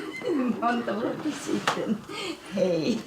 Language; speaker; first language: Finnish; non-native, learner; English